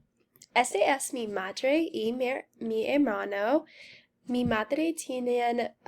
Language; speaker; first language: Spanish; non-native, learner; English